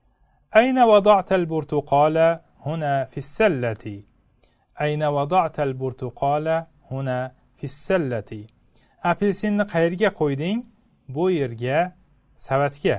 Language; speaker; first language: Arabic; non-native, fluent; Uzbek